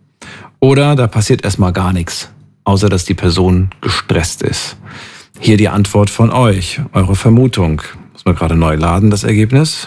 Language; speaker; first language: German; native; German